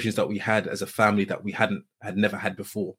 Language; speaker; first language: English; native; English